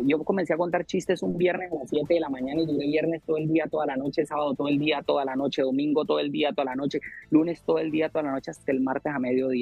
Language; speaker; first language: Spanish; native; Spanish